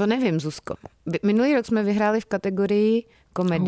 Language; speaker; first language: Czech; native; Czech